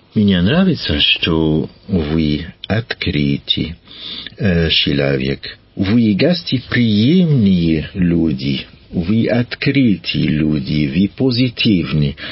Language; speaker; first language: Russian; non-native, learner; French